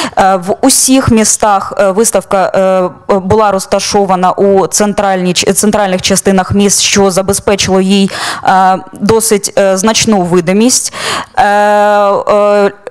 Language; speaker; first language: Ukrainian; native; Ukrainian